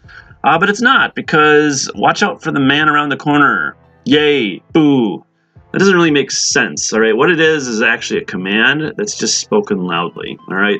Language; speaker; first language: English; native; English